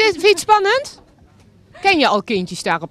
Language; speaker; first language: Dutch; native; Dutch